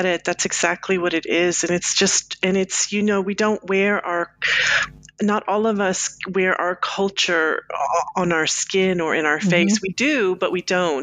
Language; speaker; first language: English; native; English